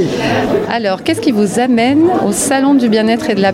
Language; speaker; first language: French; native; French